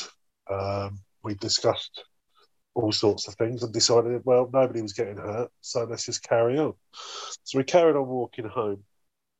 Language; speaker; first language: English; native; English